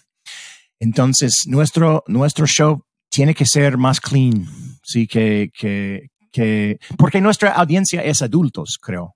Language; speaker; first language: Spanish; early bilingual, heritage; English